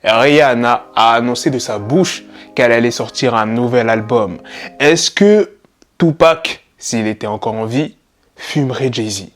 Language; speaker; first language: French; native; French